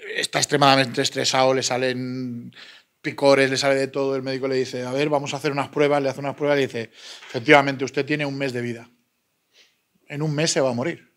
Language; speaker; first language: Spanish; native; Spanish